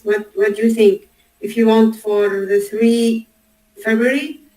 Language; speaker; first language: English; non-native, learner; Arabic